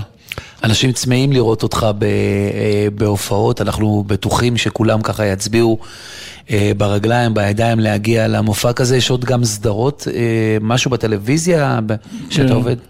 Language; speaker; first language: Hebrew; native; Hebrew